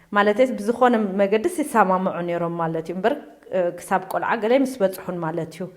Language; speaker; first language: Tigrinya; native; Tigrinya